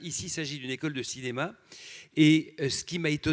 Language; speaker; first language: French; native; French